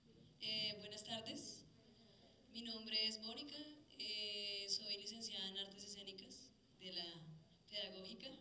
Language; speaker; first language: Spanish; native; Spanish